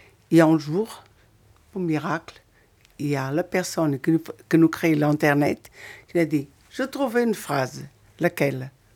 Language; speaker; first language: French; non-native, fluent; Portuguese